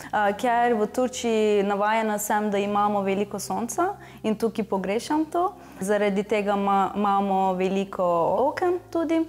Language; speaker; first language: Slovenian; non-native, fluent; Turkish